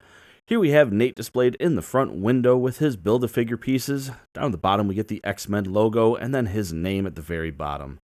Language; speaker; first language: English; native; English